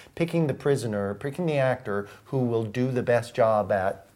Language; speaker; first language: English; native; English